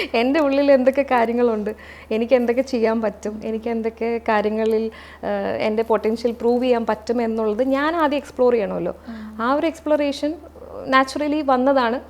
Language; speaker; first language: Malayalam; native; Malayalam